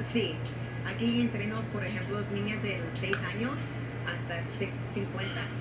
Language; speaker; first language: Spanish; early bilingual, heritage; Spanish